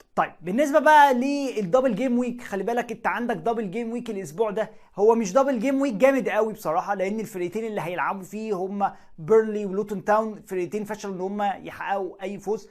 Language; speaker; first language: Arabic; native; Arabic